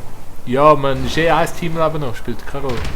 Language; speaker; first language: German; native; German